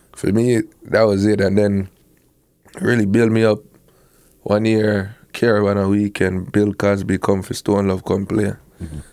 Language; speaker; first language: English; native; English